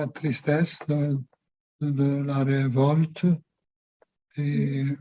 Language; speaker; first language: French; non-native, fluent; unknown